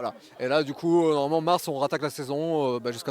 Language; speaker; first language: French; native; French